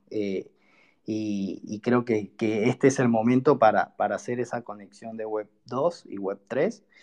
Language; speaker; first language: Spanish; native; Spanish